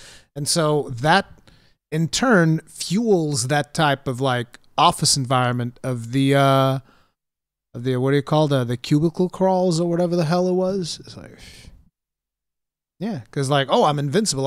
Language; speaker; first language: English; native; English